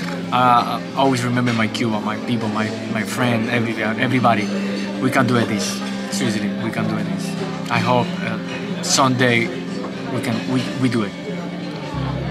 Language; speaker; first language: English; non-native, learner; Spanish